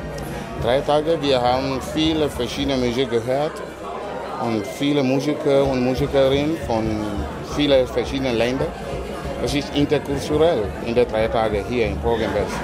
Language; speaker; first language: German; non-native, learner; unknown